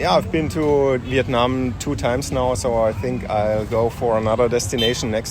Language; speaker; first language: English; non-native, fluent; German